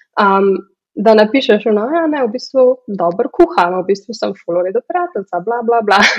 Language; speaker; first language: Slovenian; early bilingual, heritage; Slovenian